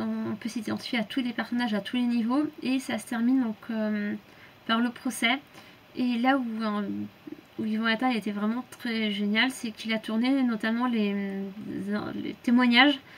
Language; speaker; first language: French; native; French